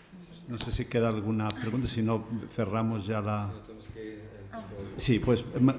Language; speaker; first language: Spanish; native; Spanish